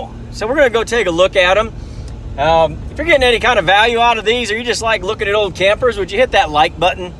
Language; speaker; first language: English; native; English